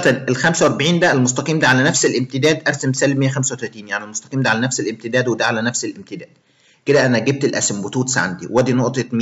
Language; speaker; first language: Arabic; native; Arabic